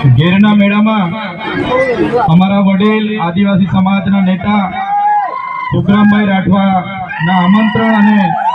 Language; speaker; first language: Gujarati; non-native, local second language; Vasavi